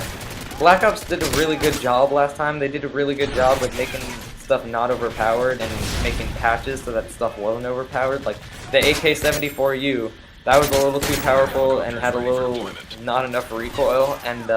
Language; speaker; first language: English; native; English